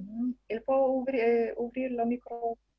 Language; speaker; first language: French; non-native, fluent; Lithuanian